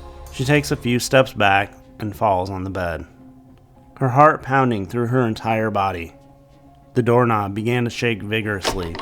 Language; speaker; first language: English; native; English